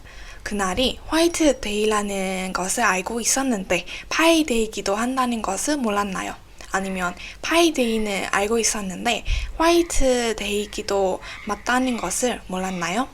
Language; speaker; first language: Korean; non-native, fluent; Burmese